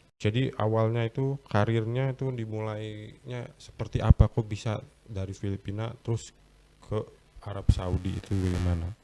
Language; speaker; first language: Indonesian; native; Indonesian